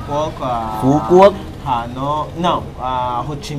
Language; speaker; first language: Vietnamese; non-native, learner; Portuguese